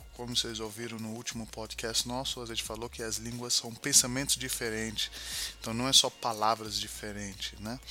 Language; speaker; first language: Portuguese; non-native, fluent; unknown